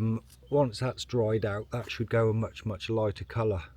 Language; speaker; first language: English; native; English